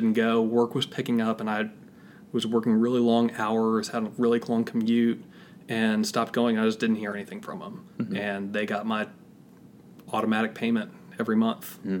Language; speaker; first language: English; native; English